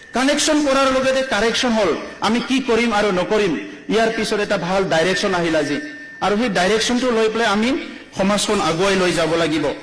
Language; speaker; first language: Assamese; non-native, local second language; Bodo